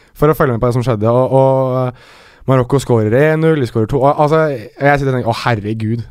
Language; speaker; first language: Norwegian; early bilingual, other home language; Arabic